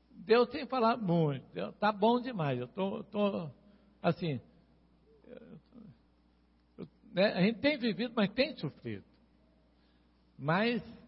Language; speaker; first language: Portuguese; native; Portuguese